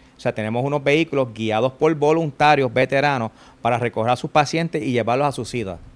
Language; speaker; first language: Spanish; native; Spanish